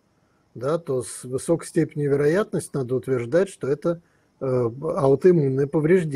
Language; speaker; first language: Russian; native; Russian